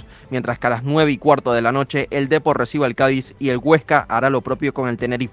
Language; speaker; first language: Spanish; native; Spanish